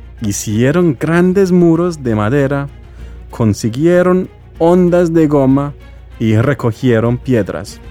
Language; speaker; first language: Spanish; non-native, fluent; English